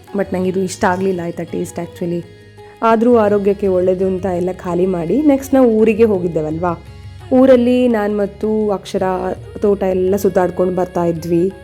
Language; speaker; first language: Kannada; non-native, local second language; Konkani